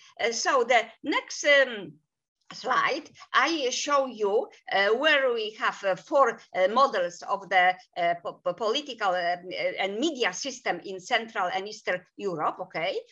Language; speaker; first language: English; non-native, fluent; Polish